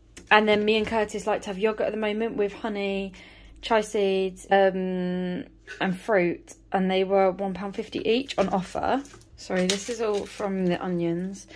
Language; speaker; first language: English; native; English